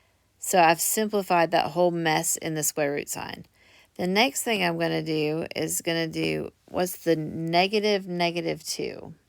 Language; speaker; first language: English; native; English